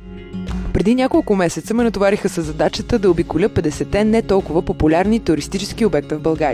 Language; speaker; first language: Bulgarian; native; Bulgarian